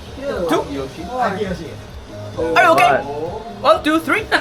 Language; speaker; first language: English; non-native, learner; Japanese